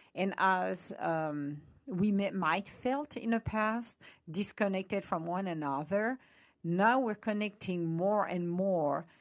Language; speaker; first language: English; non-native, fluent; Italian